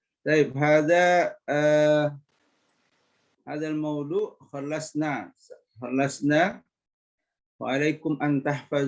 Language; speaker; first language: Arabic; non-native, fluent; Indonesian